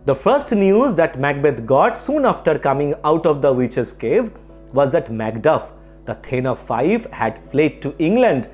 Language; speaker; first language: English; non-native, local second language; Bangla